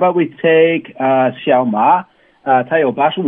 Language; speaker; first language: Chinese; non-native, learner; English